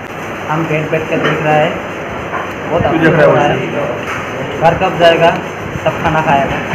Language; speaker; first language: Hindi; non-native, local second language; Assamese